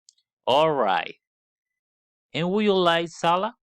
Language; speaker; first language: English; non-native, learner; Spanish